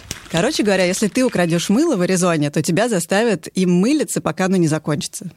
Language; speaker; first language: Russian; native; Russian